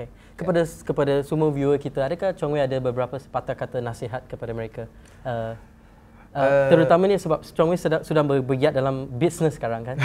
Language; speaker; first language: Malay; native; Malay